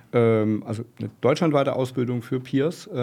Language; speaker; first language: German; native; German